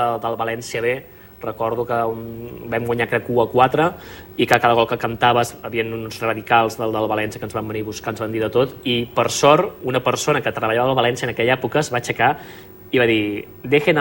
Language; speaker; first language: Catalan; native; Catalan